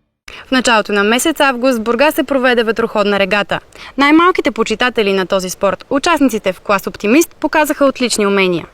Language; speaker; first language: Bulgarian; native; Bulgarian